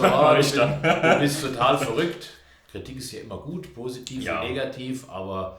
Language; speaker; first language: German; native; German